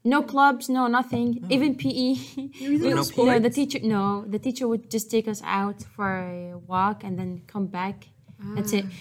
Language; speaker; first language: English; non-native, fluent; Arabic